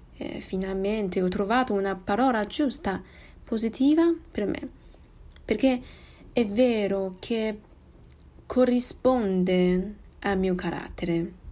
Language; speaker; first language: Italian; non-native, fluent; Chinese